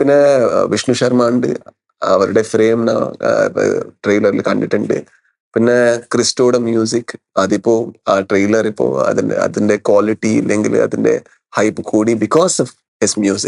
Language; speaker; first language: Malayalam; non-native, learner; Kannada